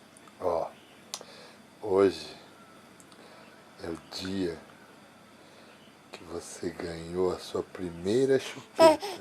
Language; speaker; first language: Portuguese; native; Portuguese